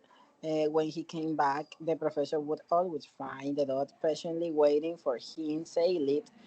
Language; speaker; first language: English; non-native, learner; Spanish